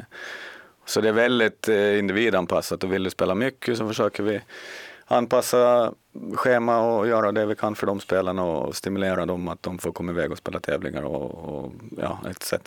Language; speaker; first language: Swedish; native; Swedish